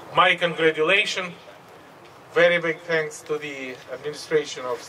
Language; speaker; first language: English; non-native, learner; Ukrainian